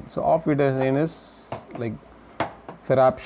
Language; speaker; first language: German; non-native, learner; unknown